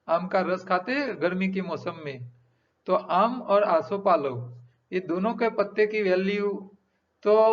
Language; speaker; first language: Hindi; non-native, local second language; Gujarati